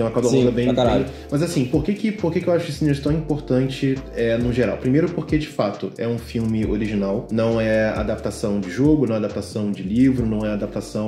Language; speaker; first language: Portuguese; native; Portuguese